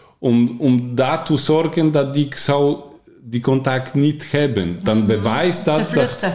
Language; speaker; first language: German; non-native, learner; Polish